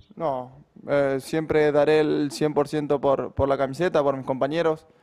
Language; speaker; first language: Spanish; native; Spanish